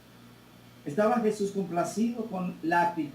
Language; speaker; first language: Spanish; native; Spanish